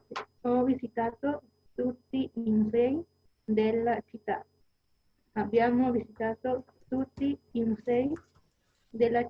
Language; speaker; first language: Italian; non-native, learner; Spanish